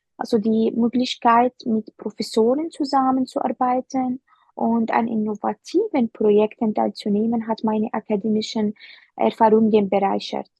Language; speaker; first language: German; non-native, fluent; Arabic